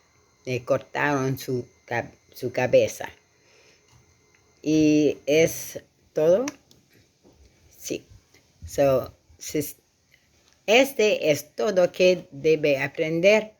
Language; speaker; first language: Spanish; non-native, learner; French